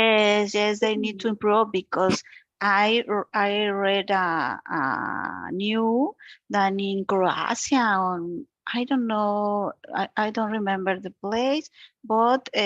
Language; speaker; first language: English; non-native, learner; Spanish